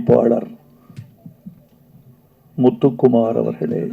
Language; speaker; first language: Tamil; native; Tamil